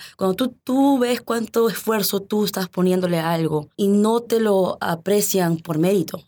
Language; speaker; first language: Spanish; early bilingual, heritage; Spanish